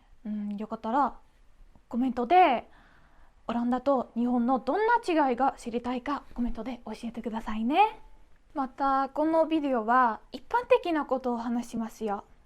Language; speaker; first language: Japanese; non-native, fluent; Dutch